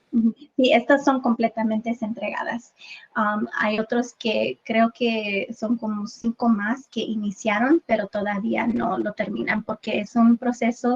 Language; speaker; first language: Spanish; early bilingual, heritage; English